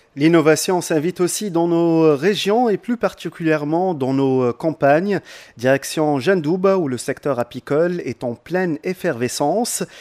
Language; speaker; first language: French; non-native, local second language; Arabic